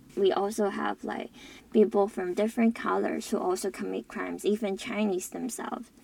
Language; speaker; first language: English; non-native, local second language; Cantonese